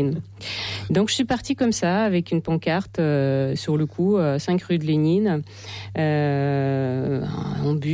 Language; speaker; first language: French; non-native, fluent; Russian